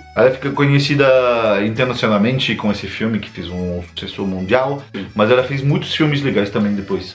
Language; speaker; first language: Portuguese; non-native, fluent; French